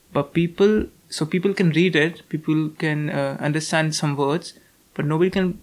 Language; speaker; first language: English; non-native, local second language; Hindi